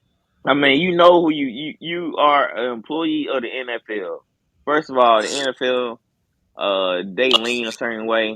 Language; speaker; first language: English; native; English